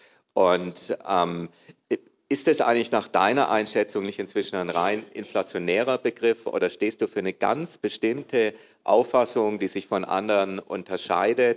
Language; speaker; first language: German; native; German